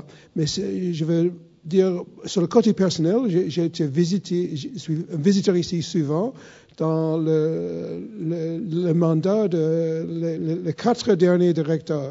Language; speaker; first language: French; non-native, fluent; English